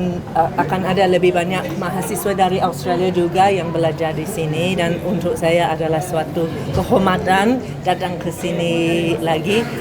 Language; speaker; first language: Indonesian; non-native, fluent; English